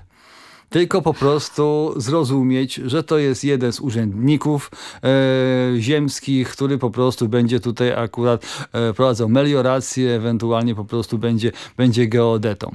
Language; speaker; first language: Polish; native; Polish